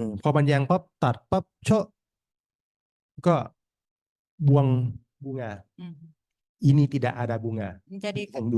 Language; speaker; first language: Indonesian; non-native, learner; Thai